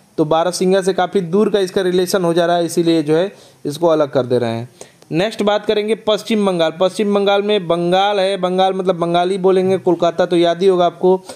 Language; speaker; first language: Hindi; native; Hindi